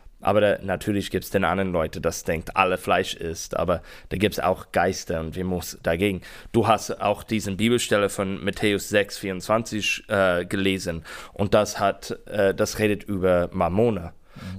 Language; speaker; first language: German; non-native, learner; English